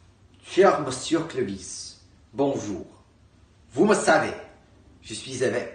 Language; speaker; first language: French; non-native, learner; English